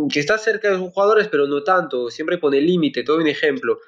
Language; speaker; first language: Spanish; non-native, fluent; French